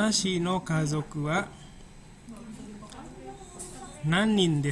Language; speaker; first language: Japanese; non-native, fluent; Indonesian